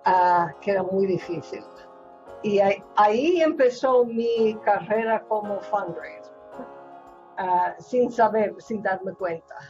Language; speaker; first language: Spanish; non-native, fluent; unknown